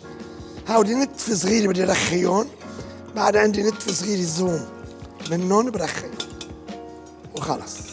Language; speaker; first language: Arabic; native; Arabic